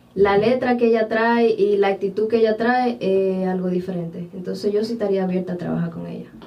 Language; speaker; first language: Spanish; native; Spanish